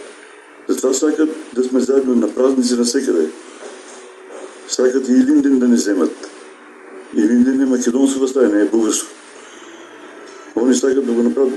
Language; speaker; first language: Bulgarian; non-native, local second language; Macedonian